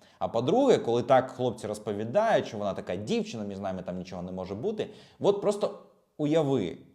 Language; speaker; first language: Ukrainian; native; Ukrainian